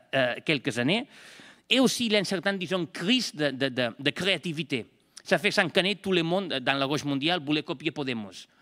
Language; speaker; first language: French; non-native, fluent; Spanish